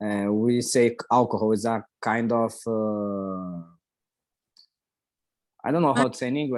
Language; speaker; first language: English; non-native, learner; Portuguese